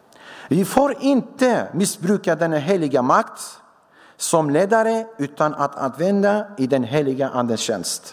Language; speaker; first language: Swedish; non-native, fluent; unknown